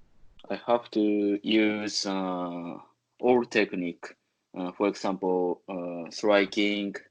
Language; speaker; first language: English; non-native, learner; Japanese